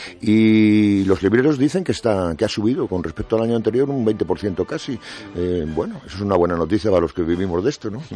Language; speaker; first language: Spanish; native; Spanish